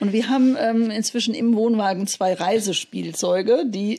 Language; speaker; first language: German; native; German